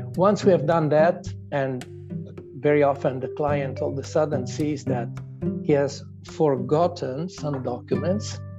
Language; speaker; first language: English; non-native, fluent; Italian